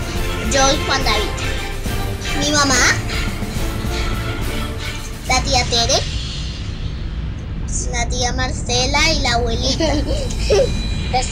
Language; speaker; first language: Spanish; native; Spanish